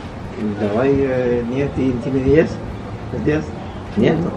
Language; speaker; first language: Russian; non-native, learner; Spanish